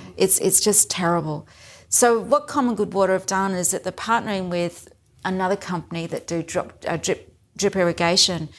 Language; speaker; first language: English; native; English